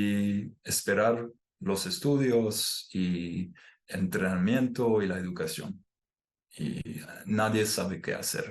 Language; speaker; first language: Spanish; non-native, fluent; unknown